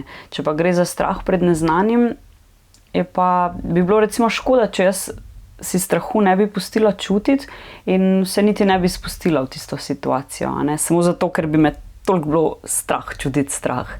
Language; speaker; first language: Slovenian; native; Slovenian